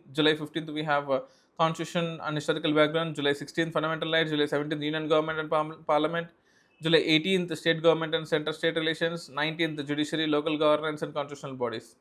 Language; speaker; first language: English; non-native, local second language; Telugu